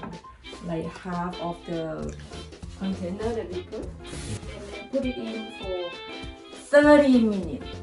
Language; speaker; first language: English; non-native, learner; Thai